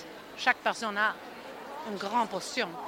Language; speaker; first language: French; non-native, learner; Swedish